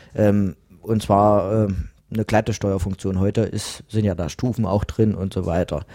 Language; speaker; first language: German; native; German